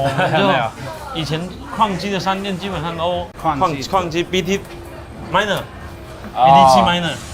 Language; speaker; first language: Chinese; native; Chinese